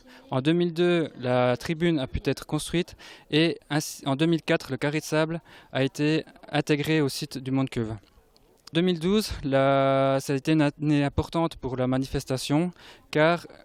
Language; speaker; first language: French; native; French